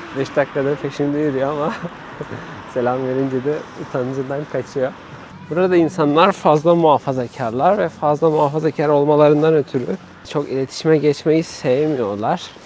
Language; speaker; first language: Turkish; native; Turkish